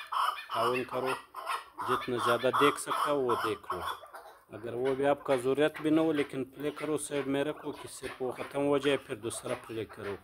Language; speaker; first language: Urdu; non-native, local second language; Pashto